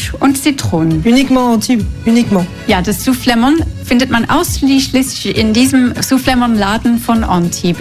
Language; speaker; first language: German; non-native, fluent; English